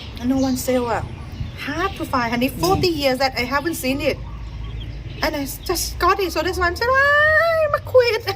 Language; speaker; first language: English; non-native, learner; Thai